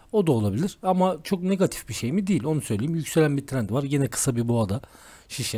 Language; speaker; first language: Turkish; native; Turkish